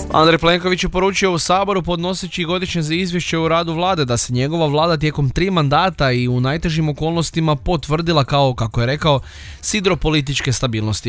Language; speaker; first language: Croatian; native; Croatian